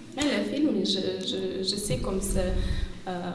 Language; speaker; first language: French; non-native, fluent; Ukrainian